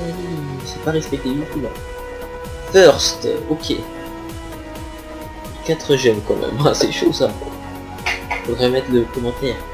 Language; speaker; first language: French; native; French